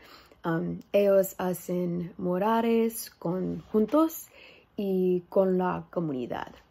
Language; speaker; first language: Spanish; non-native, learner; English